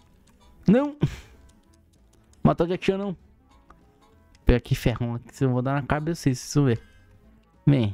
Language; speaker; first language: Portuguese; native; Portuguese